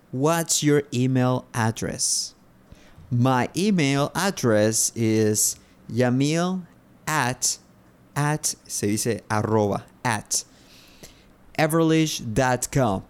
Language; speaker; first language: English; non-native, fluent; Spanish